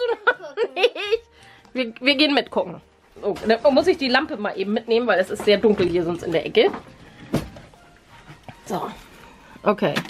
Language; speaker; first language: German; native; German